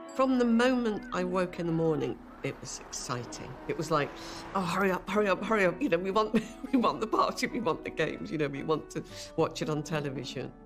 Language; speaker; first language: English; native; English